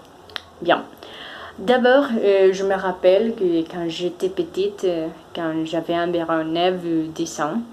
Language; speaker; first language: French; non-native, fluent; Spanish